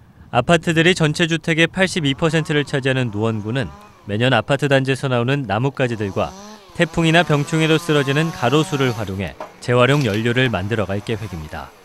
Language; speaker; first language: Korean; native; Korean